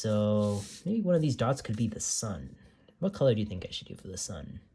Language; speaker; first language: English; native; English